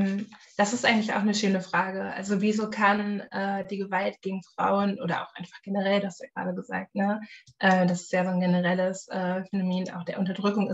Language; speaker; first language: German; native; German